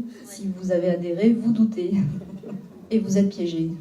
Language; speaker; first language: French; native; French